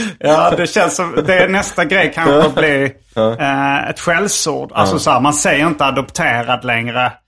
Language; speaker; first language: Swedish; native; Swedish